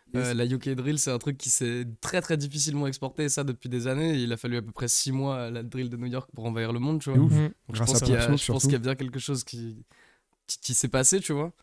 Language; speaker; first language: French; non-native, fluent; English